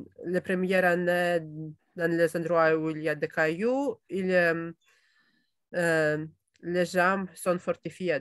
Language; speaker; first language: French; non-native, fluent; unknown